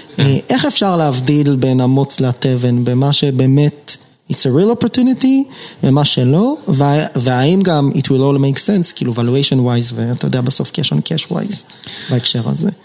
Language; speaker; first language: Hebrew; native; Hebrew